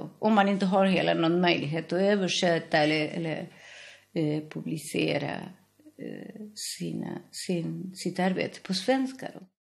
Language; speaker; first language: Swedish; non-native, fluent; Spanish